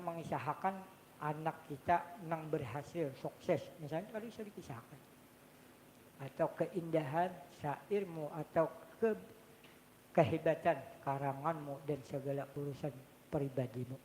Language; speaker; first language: Indonesian; non-native, local second language; Banjar